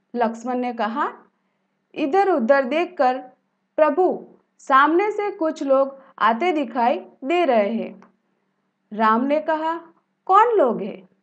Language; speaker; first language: Hindi; non-native, local second language; Gujarati